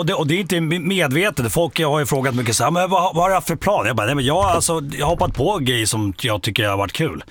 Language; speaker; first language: Swedish; early bilingual, other home language; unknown